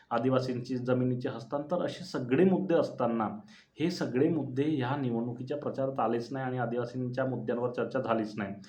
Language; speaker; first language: Marathi; non-native, local second language; Bhili